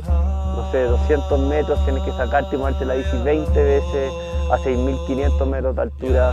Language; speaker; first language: Spanish; native; Spanish